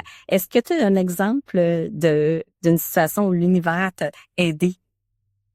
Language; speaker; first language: French; native; French